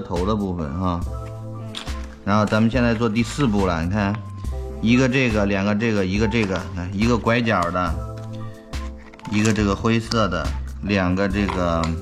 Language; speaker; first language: Chinese; native; Chinese